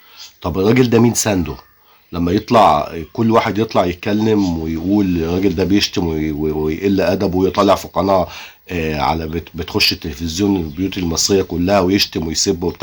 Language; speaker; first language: Arabic; native; Arabic